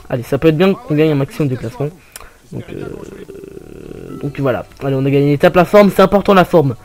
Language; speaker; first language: French; native; French